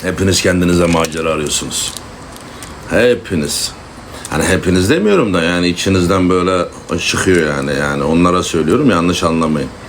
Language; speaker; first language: Turkish; native; Turkish